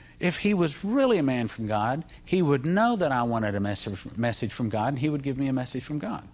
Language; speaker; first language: English; native; English